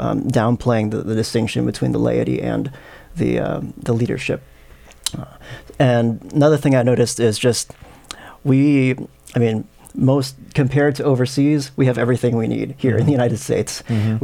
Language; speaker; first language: English; non-native, local second language; Filipino